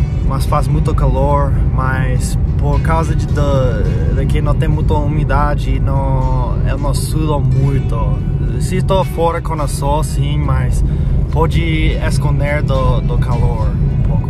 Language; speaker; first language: Portuguese; non-native, fluent; English